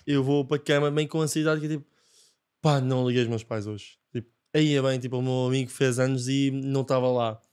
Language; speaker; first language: Portuguese; non-native, fluent; Japanese